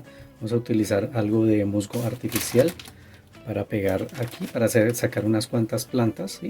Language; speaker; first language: Spanish; native; Spanish